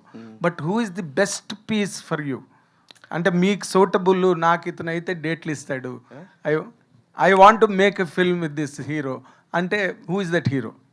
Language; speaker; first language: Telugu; native; Telugu